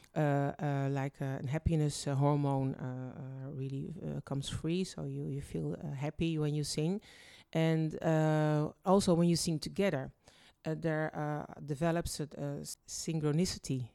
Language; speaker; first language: English; early bilingual, other home language; Dutch